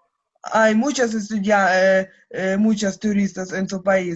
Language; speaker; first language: Spanish; non-native, learner; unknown